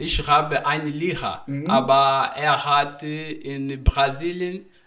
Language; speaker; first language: German; non-native, learner; Portuguese